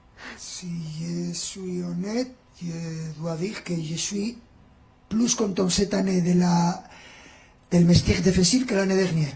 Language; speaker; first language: French; non-native, fluent; Spanish